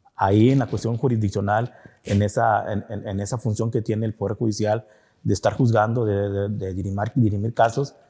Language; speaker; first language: Spanish; native; Spanish